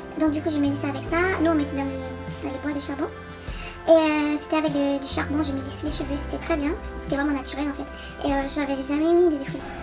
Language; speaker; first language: French; non-native, local second language; Haitian Creole